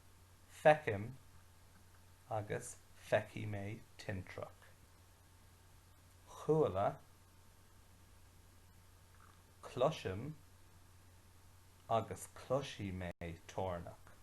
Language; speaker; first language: Irish; non-native, local second language; English